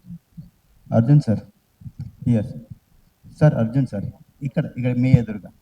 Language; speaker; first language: Telugu; native; Telugu